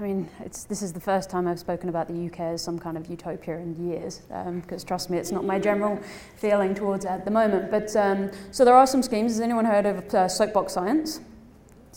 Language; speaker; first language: English; native; English